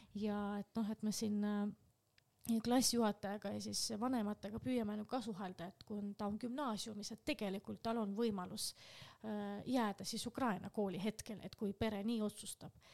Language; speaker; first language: Estonian; non-native, local second language; Russian